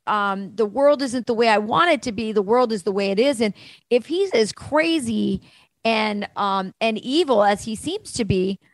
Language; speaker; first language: English; native; English